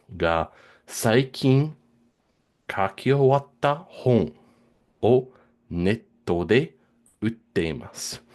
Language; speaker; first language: Japanese; non-native, fluent; English